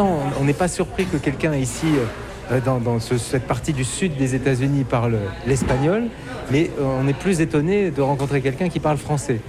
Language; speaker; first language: French; native; French